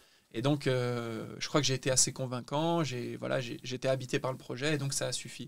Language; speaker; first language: French; native; French